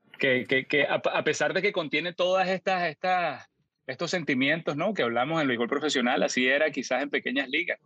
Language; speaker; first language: Spanish; native; Spanish